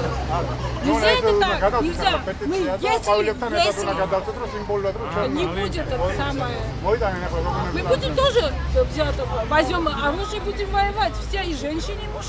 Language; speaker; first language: Russian; non-native, local second language; Georgian